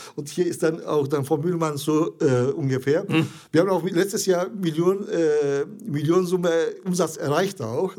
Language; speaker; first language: German; non-native, learner; Turkish